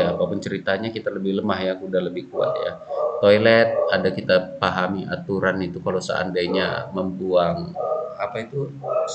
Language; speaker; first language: Indonesian; native; Indonesian